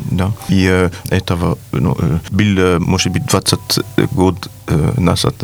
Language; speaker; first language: Russian; non-native, learner; French